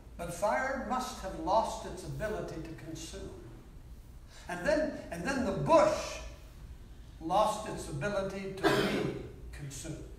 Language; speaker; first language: English; native; English